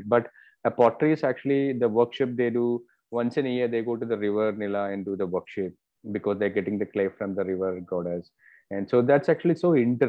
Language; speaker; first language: English; non-native, local second language; Malayalam